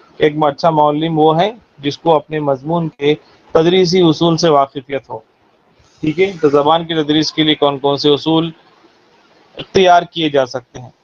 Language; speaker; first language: Urdu; native; Urdu